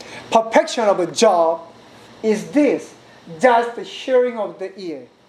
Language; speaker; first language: English; non-native, learner; Korean